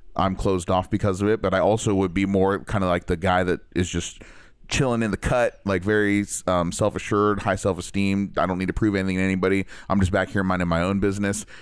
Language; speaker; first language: English; native; English